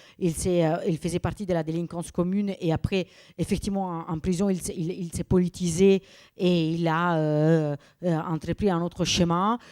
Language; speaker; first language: French; non-native, fluent; Italian